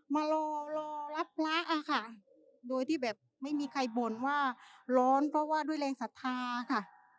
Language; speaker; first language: Thai; native; Thai